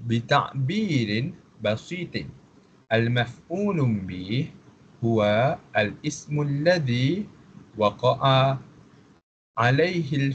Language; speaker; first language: Arabic; non-native, fluent; Malay